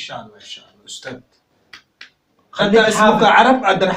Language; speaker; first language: Arabic; non-native, learner; Somali